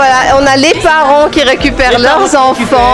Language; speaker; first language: French; native; French